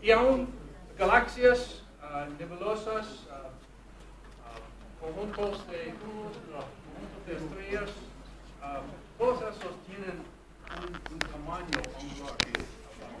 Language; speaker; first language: Spanish; non-native, fluent; English